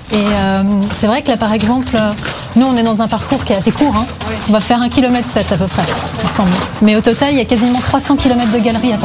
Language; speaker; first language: French; native; French